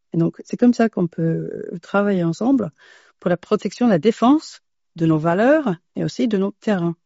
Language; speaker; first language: French; non-native, fluent; English